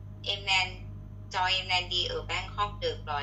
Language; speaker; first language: Vietnamese; non-native, learner; Thai